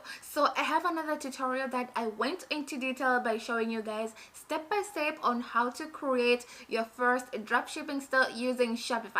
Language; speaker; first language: English; non-native, fluent; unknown